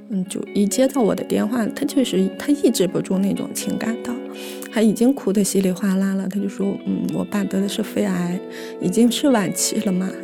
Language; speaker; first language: Chinese; native; Chinese